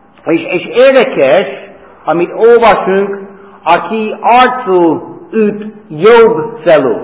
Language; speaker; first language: Hungarian; non-native, fluent; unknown